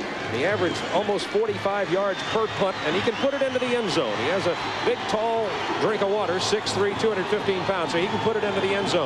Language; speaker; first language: English; native; English